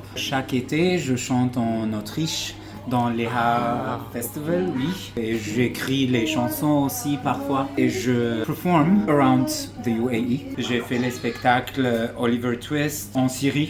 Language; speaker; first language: French; non-native, fluent; Arabic